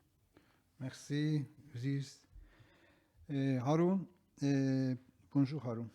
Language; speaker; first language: French; non-native, learner; Persian